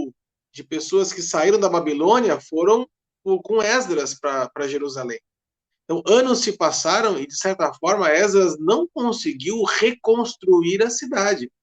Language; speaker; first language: Portuguese; native; Portuguese